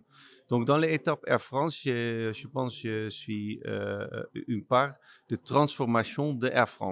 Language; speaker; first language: French; non-native, learner; Dutch